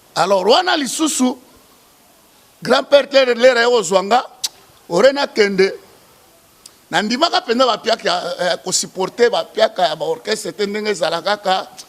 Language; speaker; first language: Lingala; native; Lingala